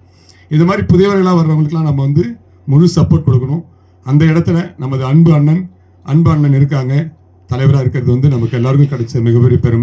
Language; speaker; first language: Tamil; native; Tamil